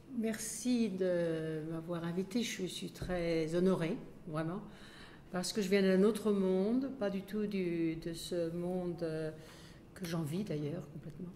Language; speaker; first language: French; native; French